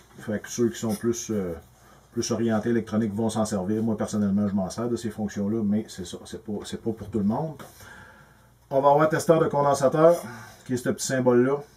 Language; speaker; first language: French; native; French